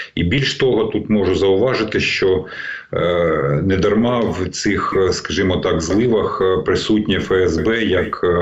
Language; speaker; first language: Ukrainian; native; Ukrainian